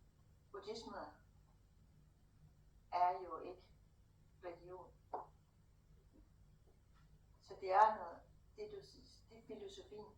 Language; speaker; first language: Danish; non-native, fluent; Thai